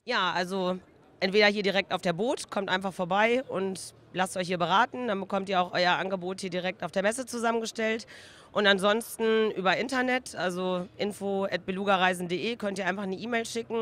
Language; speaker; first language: German; native; German